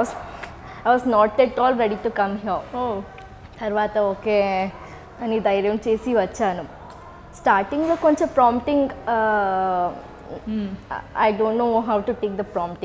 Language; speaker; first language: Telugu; non-native, learner; Kannada